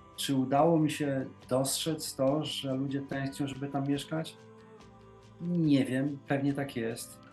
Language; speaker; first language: Polish; native; Polish